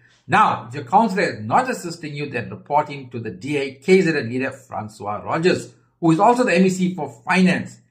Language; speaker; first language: English; native; English